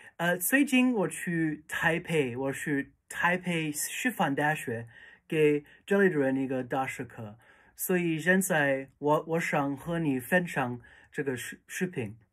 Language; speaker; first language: Chinese; non-native, learner; English